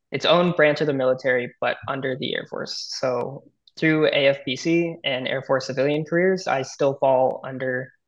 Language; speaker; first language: English; native; English